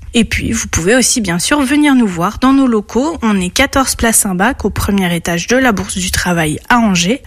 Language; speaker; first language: French; native; French